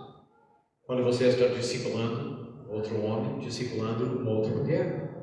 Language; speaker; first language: Portuguese; non-native, fluent; English